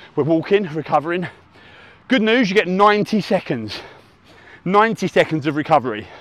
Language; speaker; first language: English; native; English